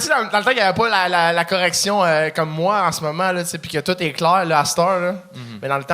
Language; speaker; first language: French; native; French